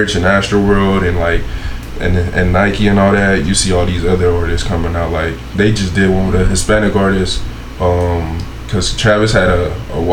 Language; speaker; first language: English; non-native, local second language; Esan